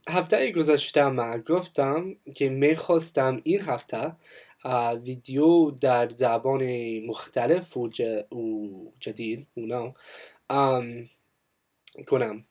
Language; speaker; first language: Persian; non-native, learner; English